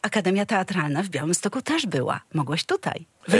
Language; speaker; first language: Polish; native; Polish